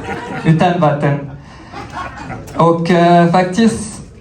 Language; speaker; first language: Swedish; non-native, fluent; French